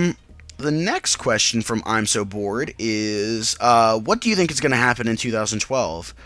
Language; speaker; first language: English; native; English